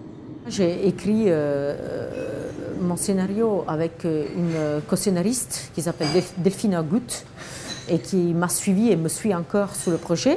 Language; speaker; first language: French; non-native, fluent; Italian